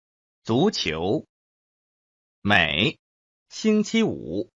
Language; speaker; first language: Chinese; non-native, learner; Mongolian